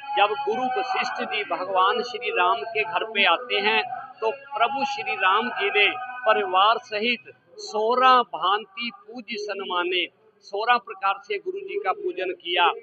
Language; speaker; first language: Hindi; non-native, local second language; Punjabi